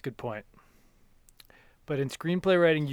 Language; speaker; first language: English; native; English